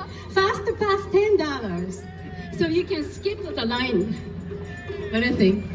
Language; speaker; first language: English; non-native, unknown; Japanese